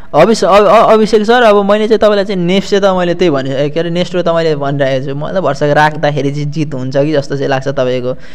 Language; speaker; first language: Nepali; native; Nepali